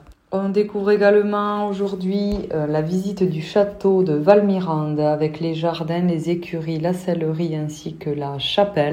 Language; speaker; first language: French; native; French